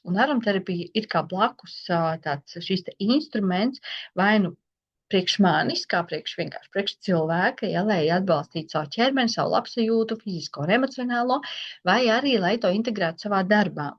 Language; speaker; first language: Latvian; native; Latvian